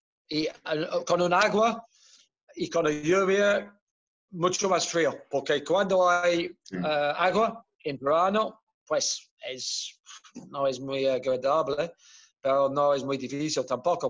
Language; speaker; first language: Spanish; non-native, fluent; Dutch